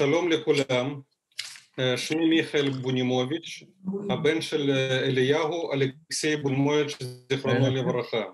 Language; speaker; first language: Hebrew; non-native, fluent; Russian